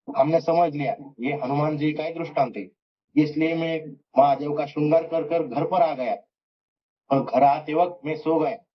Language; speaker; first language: Hindi; non-native, local second language; Marathi